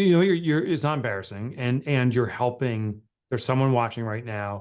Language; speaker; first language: English; native; English